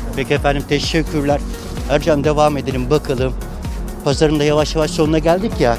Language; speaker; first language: Turkish; native; Turkish